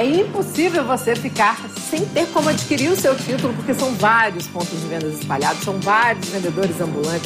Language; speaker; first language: Portuguese; native; Portuguese